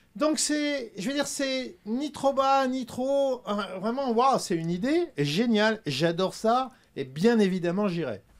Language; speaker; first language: French; native; French